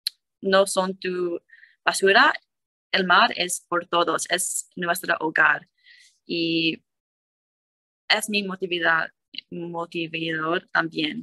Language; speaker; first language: Spanish; non-native, learner; English